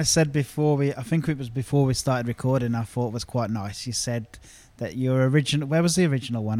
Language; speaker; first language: English; native; English